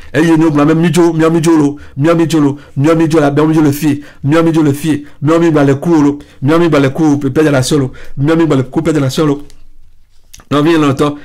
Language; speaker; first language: French; non-native, local second language; Ewe